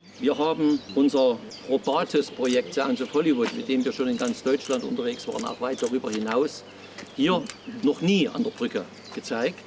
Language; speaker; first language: German; native; German